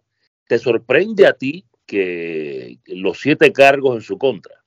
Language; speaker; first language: Spanish; native; Spanish